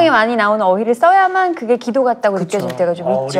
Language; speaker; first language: Korean; native; Korean